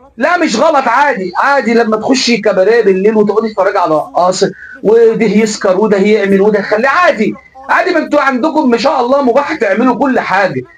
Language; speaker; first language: Egyptian Arabic; native; Egyptian Arabic